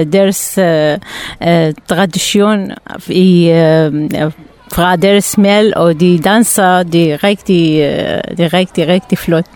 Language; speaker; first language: Danish; non-native, learner; Arabic